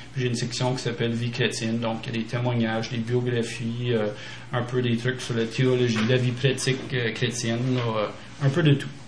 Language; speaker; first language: French; native; French